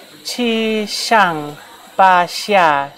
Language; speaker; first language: Chinese; non-native, learner; English